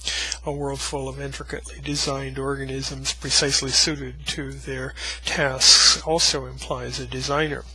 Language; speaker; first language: English; native; English